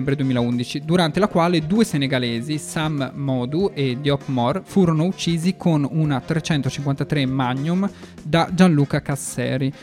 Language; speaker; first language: Italian; native; Italian